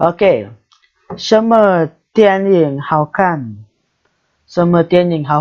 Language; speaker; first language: Chinese; non-native, learner; Indonesian